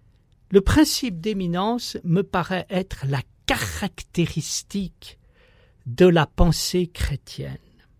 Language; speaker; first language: French; native; French